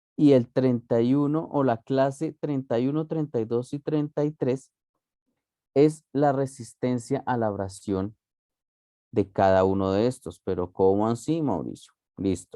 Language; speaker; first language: Spanish; native; Spanish